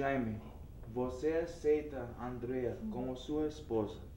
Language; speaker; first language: Portuguese; non-native, learner; English